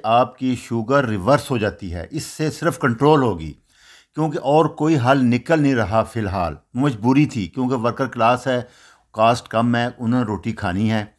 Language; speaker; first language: Urdu; non-native, local second language; Punjabi